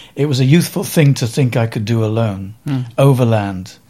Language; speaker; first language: English; native; English